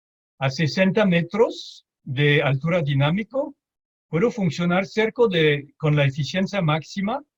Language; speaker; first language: Spanish; non-native, fluent; French